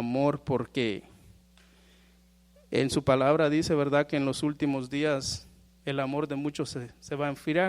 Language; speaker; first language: Spanish; native; Spanish